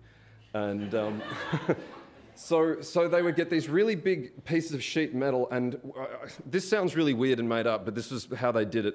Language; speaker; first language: English; native; English